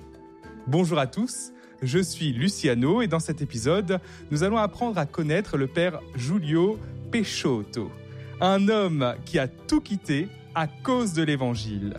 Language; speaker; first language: French; native; French